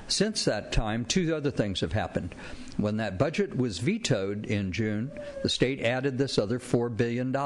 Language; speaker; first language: English; native; English